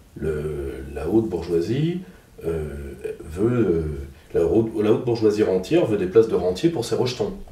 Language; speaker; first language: French; native; French